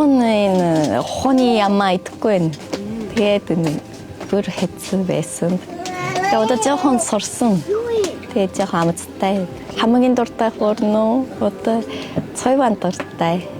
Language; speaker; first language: Mongolian; non-native, learner; Japanese